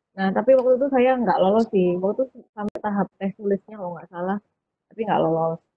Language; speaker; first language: Indonesian; native; Indonesian